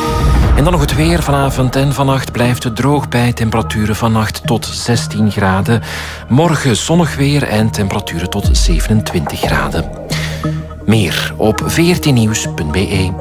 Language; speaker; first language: Dutch; native; Dutch